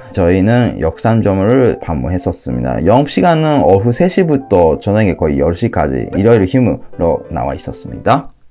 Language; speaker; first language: Korean; non-native, fluent; Japanese